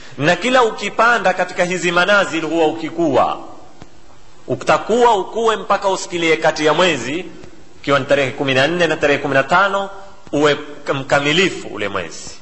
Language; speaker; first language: Swahili; native; Swahili